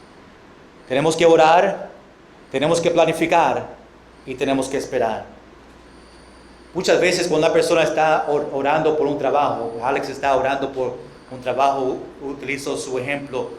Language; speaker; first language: Spanish; non-native, fluent; English